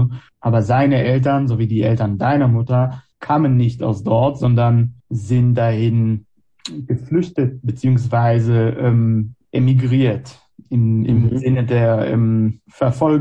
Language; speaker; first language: German; non-native, fluent; Hebrew